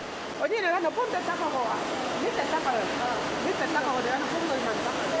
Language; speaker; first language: Korean; non-native, learner; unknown